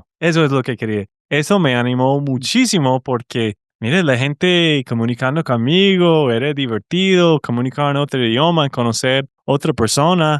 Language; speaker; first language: Spanish; non-native, fluent; English